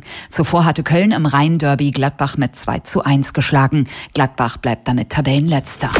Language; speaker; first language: German; native; German